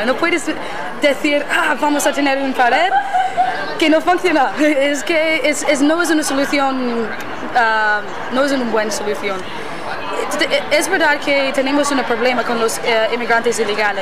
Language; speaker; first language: Spanish; non-native, learner; English